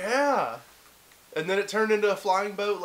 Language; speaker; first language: English; native; English